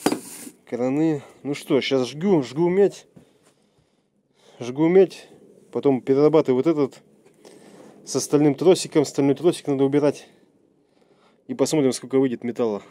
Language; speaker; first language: Russian; native; Russian